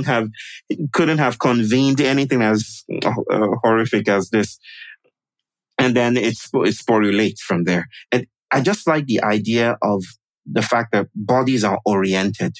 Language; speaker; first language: English; non-native, local second language; Yoruba